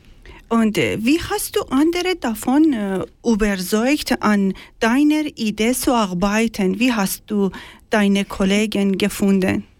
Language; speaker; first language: German; non-native, learner; Persian